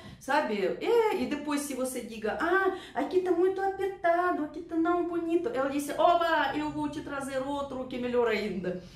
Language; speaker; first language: Portuguese; non-native, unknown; Russian